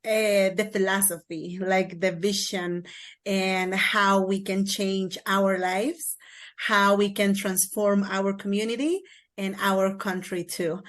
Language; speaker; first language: English; non-native, learner; Kaqchikel